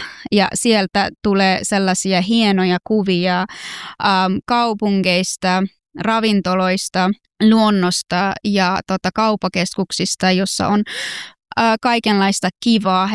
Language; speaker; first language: Finnish; non-native, fluent; Persian